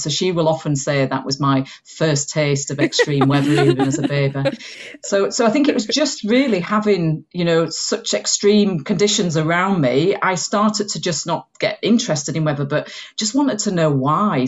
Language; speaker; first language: English; native; English